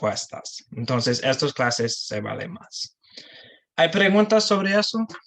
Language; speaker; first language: Spanish; non-native, learner; English